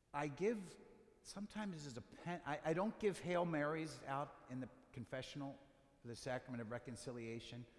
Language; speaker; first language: English; native; English